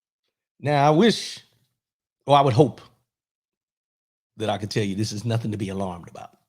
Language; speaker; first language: English; native; English